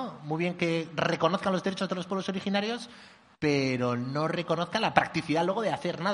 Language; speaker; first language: Spanish; native; Spanish